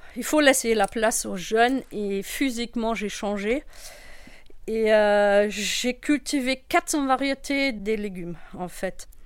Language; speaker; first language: French; non-native, fluent; German